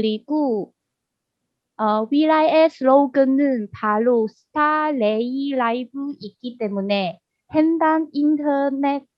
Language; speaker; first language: Korean; non-native, learner; Chinese